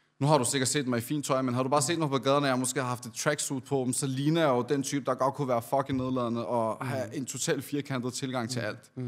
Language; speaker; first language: Danish; early bilingual, other home language; Turkish